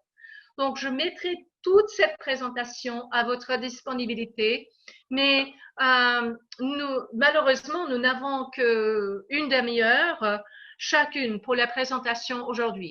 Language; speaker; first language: French; non-native, fluent; English